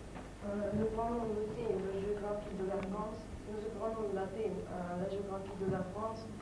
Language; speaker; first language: French; non-native, learner; Russian